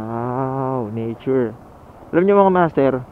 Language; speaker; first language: Filipino; native; Filipino